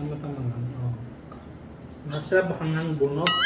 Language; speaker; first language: Filipino; non-native, learner; Punjabi